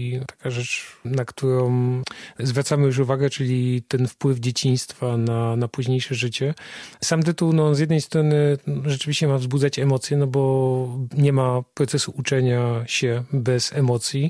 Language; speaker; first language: Polish; native; Polish